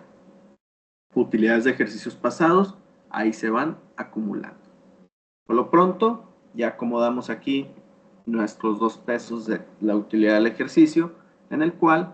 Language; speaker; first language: Spanish; native; Spanish